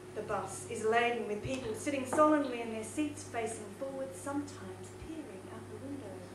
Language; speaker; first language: English; native; English